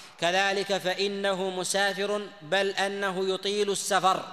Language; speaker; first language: Arabic; native; Arabic